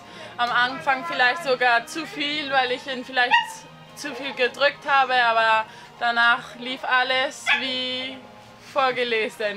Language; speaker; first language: German; non-native, fluent; Spanish